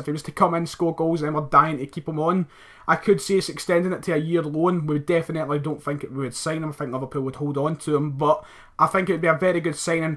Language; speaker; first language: English; native; English